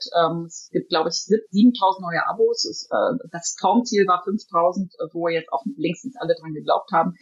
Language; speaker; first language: German; native; German